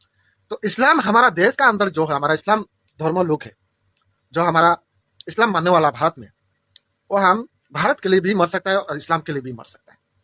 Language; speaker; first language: Hindi; non-native, local second language; Bangla